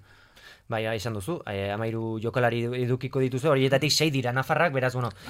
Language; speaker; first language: Basque; native; Basque